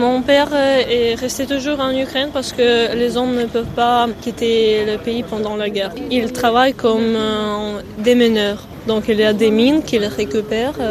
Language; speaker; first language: French; non-native, fluent; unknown